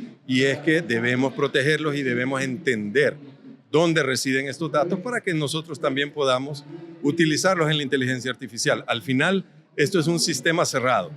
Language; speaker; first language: Spanish; native; Spanish